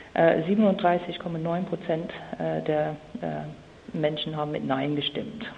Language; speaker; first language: German; non-native, fluent; English